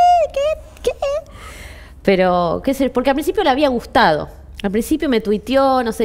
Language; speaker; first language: Spanish; native; Spanish